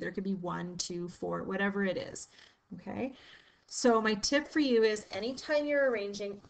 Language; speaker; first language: English; native; English